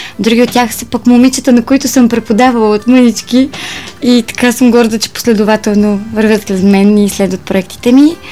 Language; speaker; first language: Bulgarian; native; Bulgarian